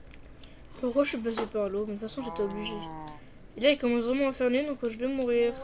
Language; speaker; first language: French; native; French